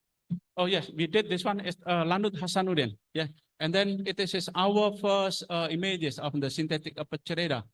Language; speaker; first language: English; non-native, fluent; Indonesian